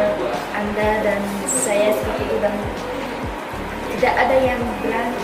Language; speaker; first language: Indonesian; non-native, learner; Arabic